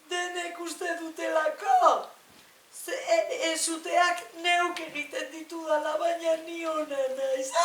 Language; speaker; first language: Basque; non-native, local second language; Spanish